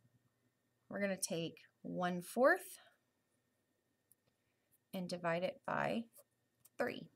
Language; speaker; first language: English; native; English